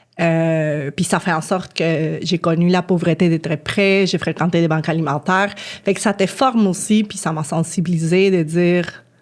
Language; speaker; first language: French; non-native, fluent; Spanish